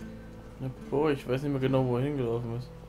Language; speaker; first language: German; native; German